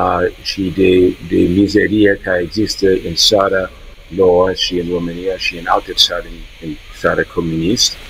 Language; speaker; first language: Romanian; early bilingual, heritage; English